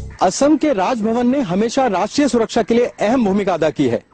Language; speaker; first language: Hindi; native; Hindi